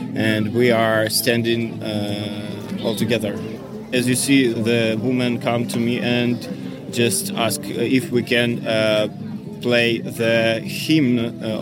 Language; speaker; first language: English; non-native, learner; Ukrainian